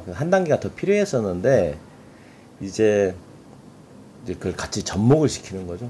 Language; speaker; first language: Korean; native; Korean